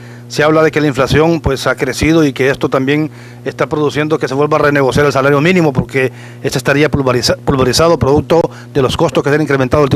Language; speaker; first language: Spanish; native; Spanish